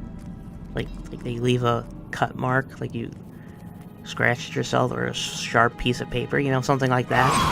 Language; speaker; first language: English; native; English